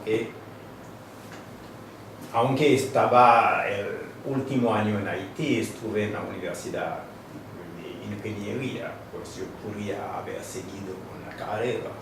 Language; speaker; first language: Spanish; non-native, fluent; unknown